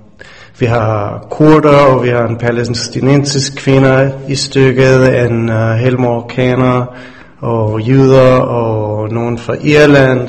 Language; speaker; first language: Danish; non-native, fluent; English